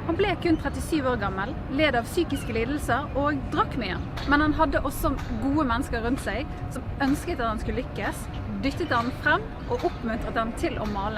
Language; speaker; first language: Norwegian; native; Norwegian